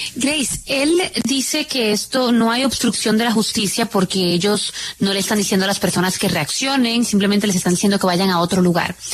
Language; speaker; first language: Spanish; native; Spanish